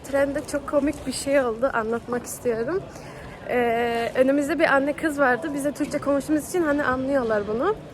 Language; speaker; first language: Turkish; early bilingual, heritage; Turkish